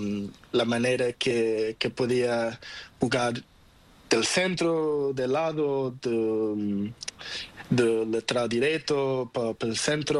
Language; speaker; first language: Spanish; non-native, learner; Portuguese